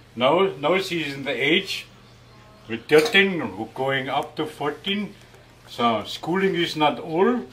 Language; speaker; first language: English; non-native, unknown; German